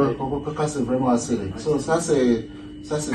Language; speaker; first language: French; non-native, learner; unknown